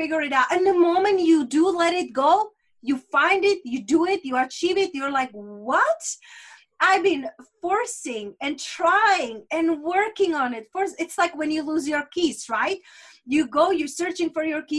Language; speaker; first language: English; non-native, fluent; Czech